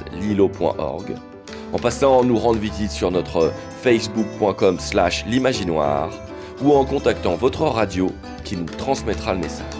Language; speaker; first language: French; native; French